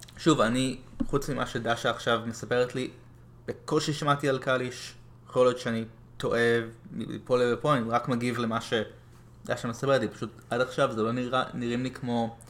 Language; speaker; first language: Hebrew; non-native, fluent; English